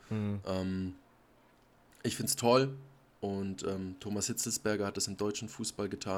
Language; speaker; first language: German; native; German